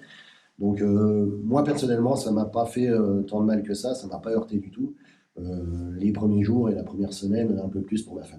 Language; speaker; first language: French; native; French